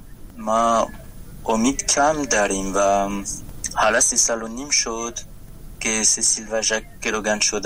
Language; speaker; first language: Persian; non-native, learner; French